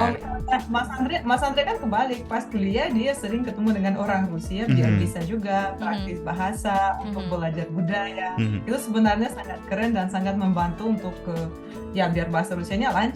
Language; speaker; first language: Indonesian; non-native, fluent; Russian